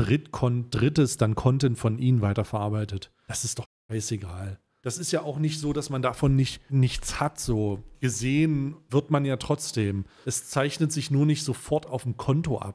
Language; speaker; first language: German; native; German